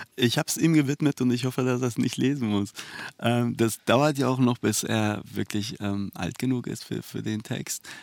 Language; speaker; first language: German; early bilingual, other home language; Persian